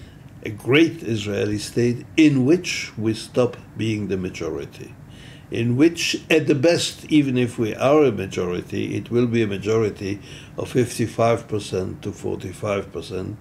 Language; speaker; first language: English; non-native, fluent; Hebrew